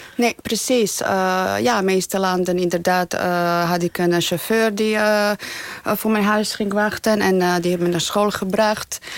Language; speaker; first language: Dutch; non-native, fluent; Bosnian